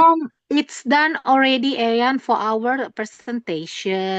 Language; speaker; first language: English; non-native, learner; Indonesian